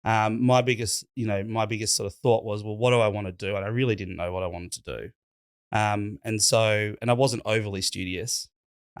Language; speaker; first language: English; native; English